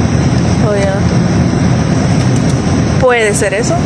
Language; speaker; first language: Spanish; early bilingual, heritage; English